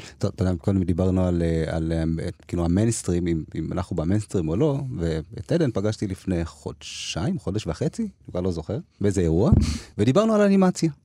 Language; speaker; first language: Hebrew; early bilingual, other home language; Amharic